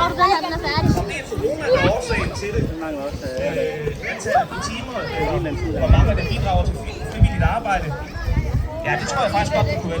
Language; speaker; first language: Danish; native; Danish